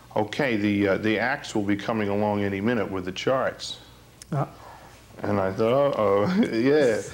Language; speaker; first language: English; native; English